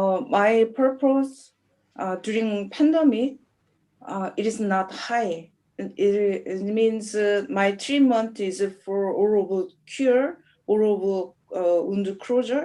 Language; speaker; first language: English; non-native, learner; Korean